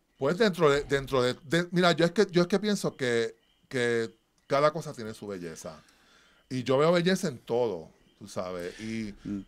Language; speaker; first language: Spanish; native; Spanish